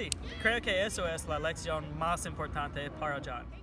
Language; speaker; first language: Spanish; non-native, learner; English